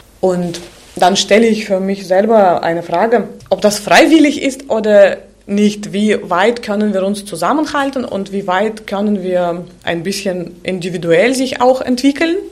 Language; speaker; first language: German; non-native, fluent; Russian